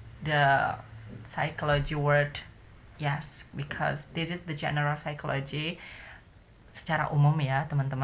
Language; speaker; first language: English; non-native, learner; Indonesian